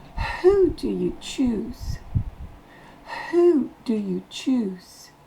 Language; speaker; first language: English; non-native, fluent; French